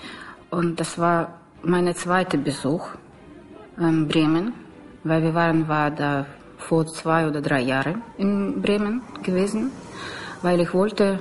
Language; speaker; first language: German; non-native, learner; Russian